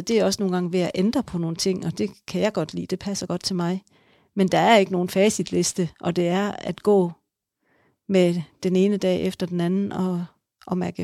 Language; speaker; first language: Danish; native; Danish